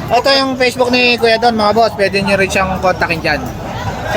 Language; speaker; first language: Filipino; native; Filipino